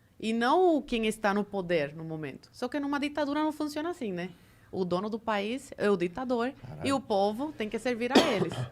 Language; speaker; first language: Portuguese; non-native, fluent; Spanish